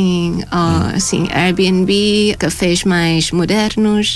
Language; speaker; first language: Portuguese; non-native, fluent; Thai